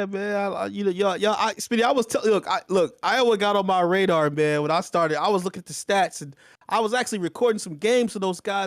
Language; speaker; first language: English; native; English